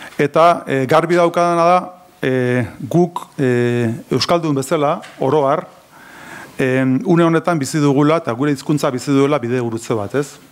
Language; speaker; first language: Basque; native; Basque